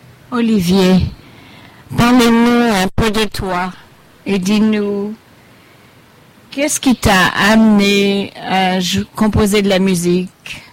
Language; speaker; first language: French; native; French